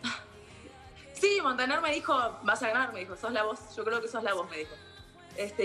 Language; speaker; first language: Spanish; native; Spanish